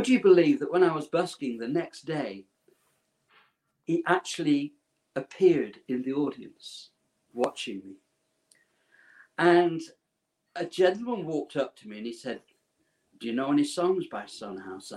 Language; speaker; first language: English; native; English